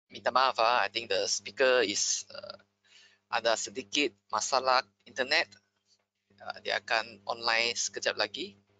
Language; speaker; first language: Malay; non-native, local second language; Chinese